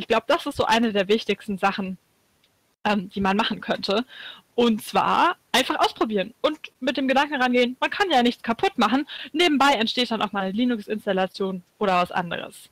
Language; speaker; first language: German; native; German